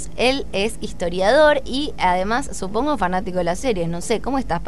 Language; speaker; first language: Spanish; native; Spanish